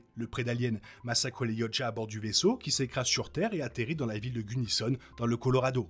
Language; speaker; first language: French; native; French